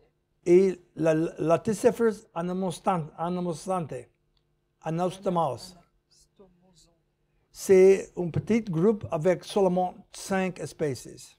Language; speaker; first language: French; non-native, learner; English